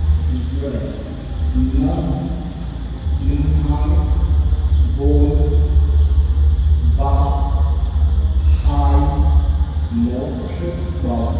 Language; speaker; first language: Vietnamese; non-native, learner; Hindi